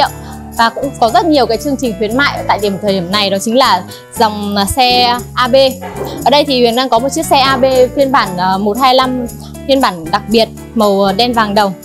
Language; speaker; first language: Vietnamese; native; Vietnamese